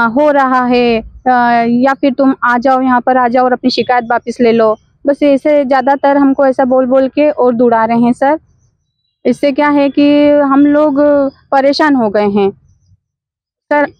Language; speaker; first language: Hindi; native; Hindi